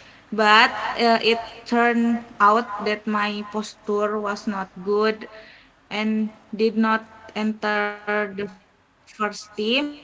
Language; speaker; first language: English; non-native, learner; Indonesian